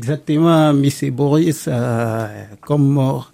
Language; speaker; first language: French; non-native, local second language; Mandingo